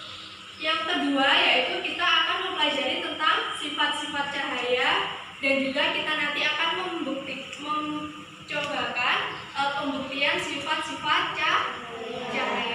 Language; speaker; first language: Indonesian; native; Indonesian